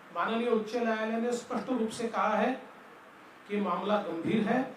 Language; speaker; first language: Hindi; non-native, local second language; Marathi